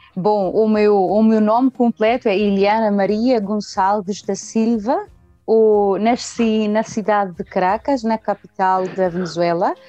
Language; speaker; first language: Portuguese; early bilingual, heritage; Portuguese